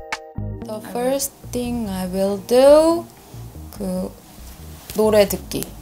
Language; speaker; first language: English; non-native, learner; Korean